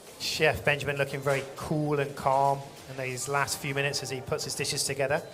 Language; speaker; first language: English; native; English